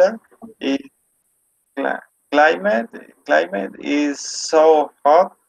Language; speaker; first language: English; non-native, learner; Spanish